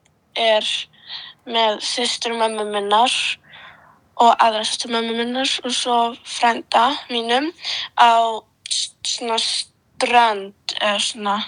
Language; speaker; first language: Icelandic; early bilingual, other home language; Polish